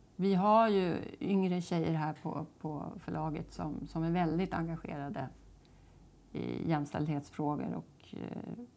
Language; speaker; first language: Swedish; native; Swedish